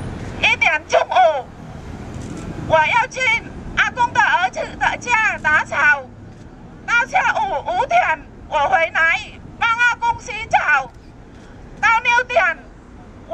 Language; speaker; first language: Chinese; non-native, learner; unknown